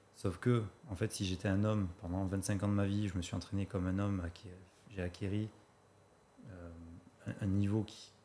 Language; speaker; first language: French; native; French